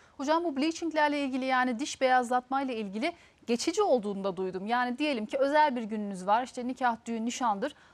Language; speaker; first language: Turkish; early bilingual, heritage; Turkish